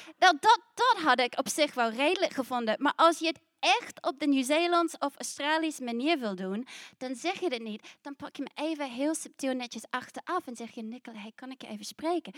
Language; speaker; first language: Dutch; non-native, fluent; English